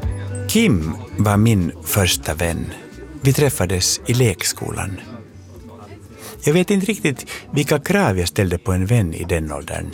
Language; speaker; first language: Swedish; native; Swedish